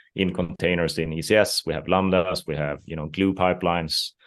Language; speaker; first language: English; non-native, fluent; Swedish